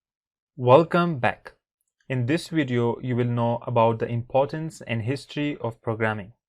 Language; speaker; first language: English; non-native, fluent; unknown